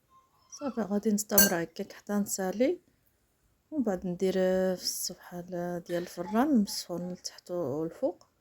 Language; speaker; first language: Arabic; native; Arabic